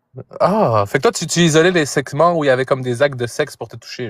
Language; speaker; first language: French; native; French